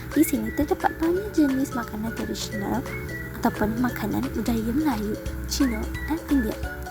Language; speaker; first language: Malay; non-native, local second language; Tamil